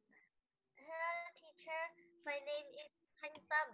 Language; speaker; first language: English; non-native, learner; Vietnamese